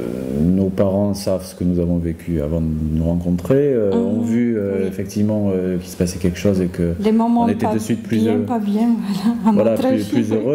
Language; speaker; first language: French; native; French